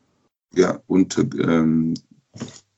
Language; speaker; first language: German; non-native, local second language; French